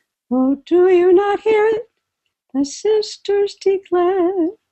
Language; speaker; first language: English; native; English